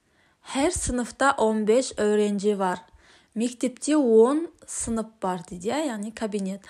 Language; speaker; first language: Turkish; non-native, fluent; Kazakh